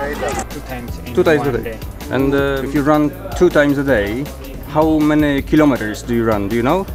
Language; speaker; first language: English; non-native, fluent; Polish